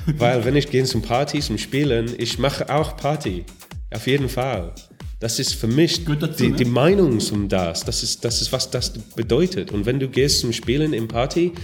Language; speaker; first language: German; non-native, learner; English